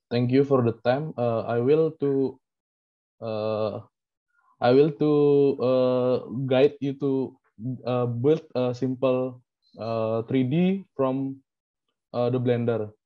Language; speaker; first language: English; non-native, learner; Indonesian